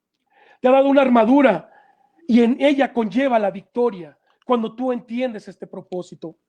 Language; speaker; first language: Spanish; native; Spanish